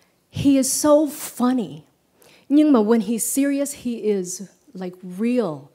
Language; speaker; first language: English; early bilingual, other home language; Vietnamese